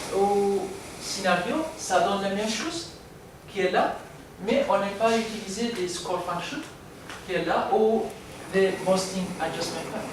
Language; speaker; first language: French; non-native, learner; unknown